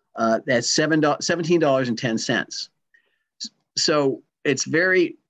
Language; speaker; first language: English; native; English